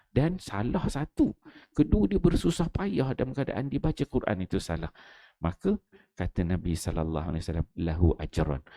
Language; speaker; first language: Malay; native; Malay